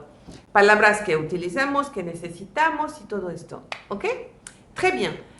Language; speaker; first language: Spanish; non-native, fluent; French